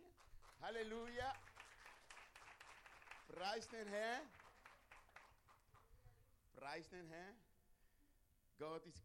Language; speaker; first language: German; non-native, learner; Spanish